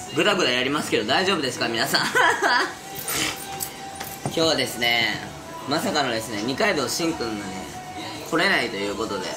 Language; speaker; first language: Japanese; native; Japanese